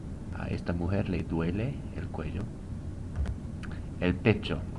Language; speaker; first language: Spanish; non-native, fluent; English